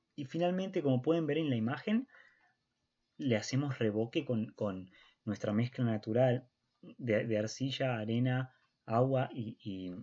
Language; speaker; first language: Spanish; native; Spanish